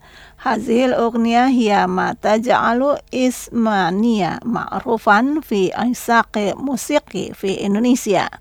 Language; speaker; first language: Arabic; non-native, learner; Indonesian